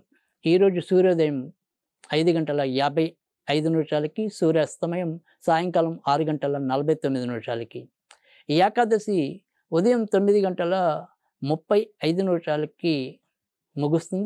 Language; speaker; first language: Telugu; native; Telugu